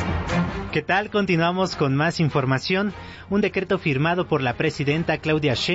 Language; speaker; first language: Spanish; native; Spanish